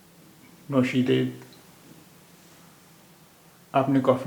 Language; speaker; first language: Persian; non-native, fluent; Urdu